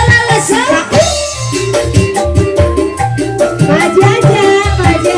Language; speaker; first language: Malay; non-native, local second language; Sundanese